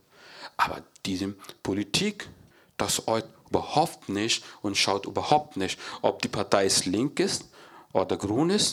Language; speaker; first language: German; non-native, learner; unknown